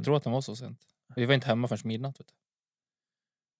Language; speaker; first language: Swedish; native; Swedish